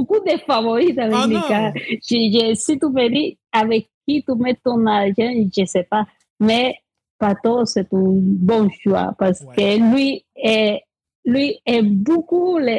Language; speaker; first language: French; non-native, fluent; Spanish